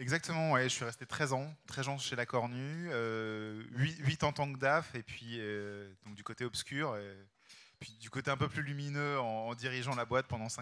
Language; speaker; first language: French; native; French